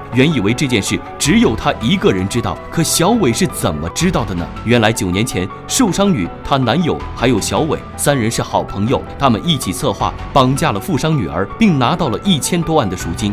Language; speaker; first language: Chinese; native; Chinese